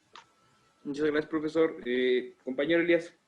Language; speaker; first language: Spanish; native; Spanish